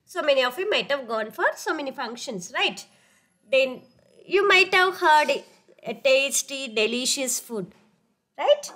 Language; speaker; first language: English; non-native, local second language; Tamil